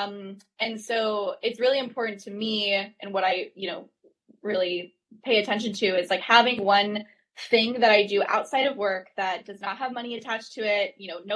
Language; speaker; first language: English; native; English